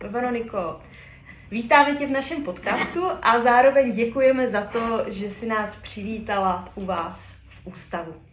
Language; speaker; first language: Czech; native; Czech